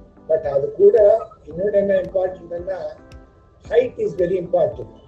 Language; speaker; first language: English; non-native, local second language; Tamil